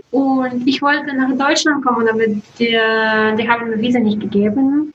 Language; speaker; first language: German; non-native, learner; Russian